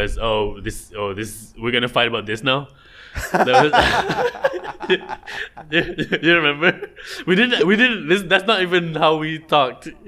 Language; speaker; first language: English; non-native, local second language; Malay